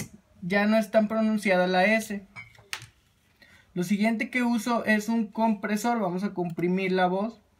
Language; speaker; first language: Spanish; native; Spanish